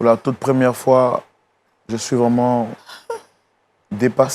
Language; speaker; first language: French; native; French